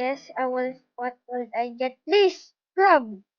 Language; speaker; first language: English; non-native, learner; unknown